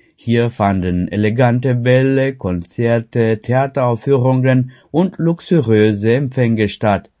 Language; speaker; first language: German; non-native, fluent; Romanian